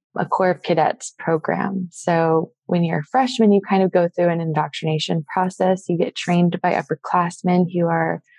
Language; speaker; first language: English; native; English